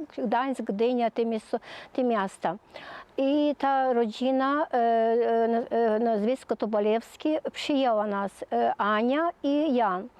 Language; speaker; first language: Polish; early bilingual, heritage; Polish